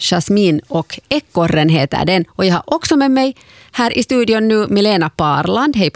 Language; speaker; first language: Swedish; native; Swedish